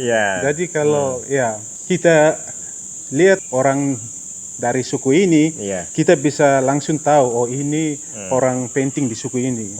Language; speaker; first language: Indonesian; non-native, fluent; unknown